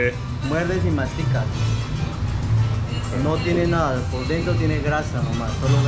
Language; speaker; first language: Spanish; native; Spanish